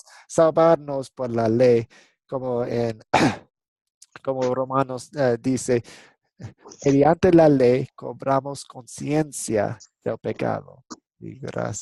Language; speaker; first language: Spanish; non-native, fluent; English